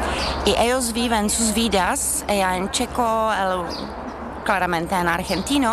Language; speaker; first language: Spanish; non-native, fluent; Czech